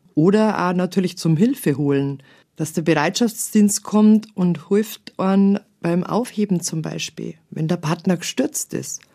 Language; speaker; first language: German; native; German